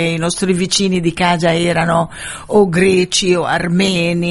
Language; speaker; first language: Italian; non-native, fluent; Arabic